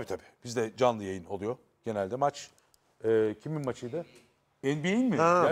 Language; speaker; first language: Turkish; native; Turkish